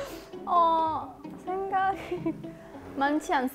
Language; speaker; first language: Korean; non-native, fluent; Chinese